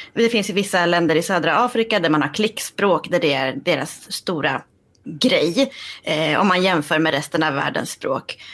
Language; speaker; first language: Swedish; native; Swedish